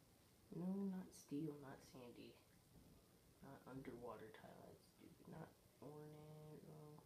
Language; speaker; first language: English; native; English